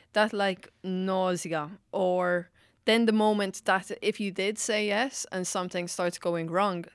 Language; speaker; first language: English; non-native, fluent; Maltese